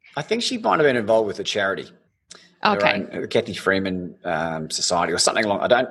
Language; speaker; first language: English; native; English